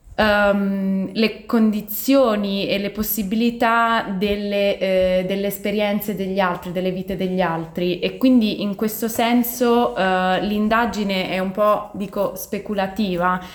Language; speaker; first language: Italian; native; Italian